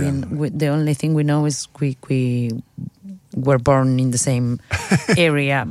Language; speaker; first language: English; non-native, fluent; Spanish